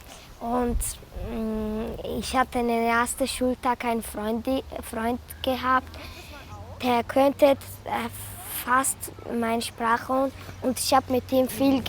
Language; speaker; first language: German; early bilingual, other home language; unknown